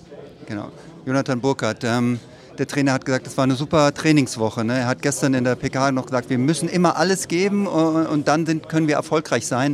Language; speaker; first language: German; native; German